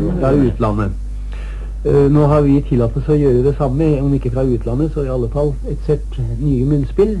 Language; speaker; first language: Norwegian; native; Norwegian